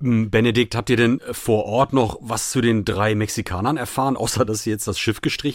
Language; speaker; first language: German; native; German